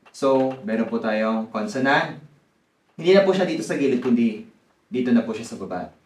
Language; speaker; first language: Filipino; non-native, fluent; Korean